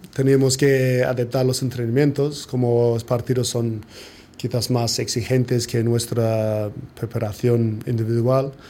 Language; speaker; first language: Spanish; non-native, fluent; English